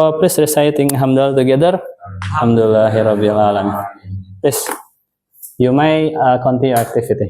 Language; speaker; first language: English; non-native, fluent; Indonesian